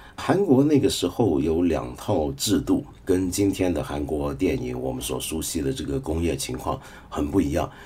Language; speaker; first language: Chinese; native; Chinese